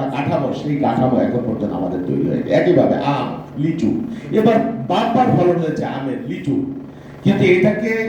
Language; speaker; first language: Bangla; native; Bangla